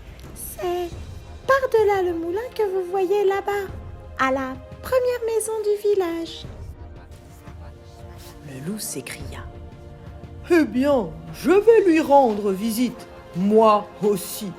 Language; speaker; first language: French; native; French